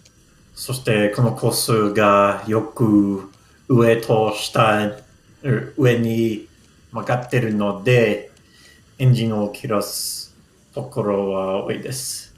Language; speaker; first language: Japanese; non-native, learner; English